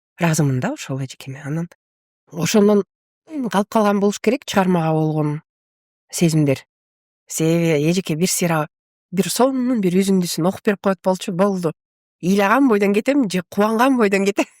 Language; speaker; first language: Kyrgyz; non-native, local second language; Russian